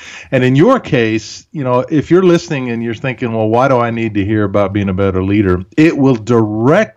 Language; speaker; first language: English; early bilingual, other home language; German